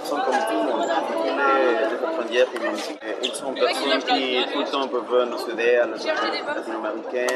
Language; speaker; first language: French; non-native, learner; Spanish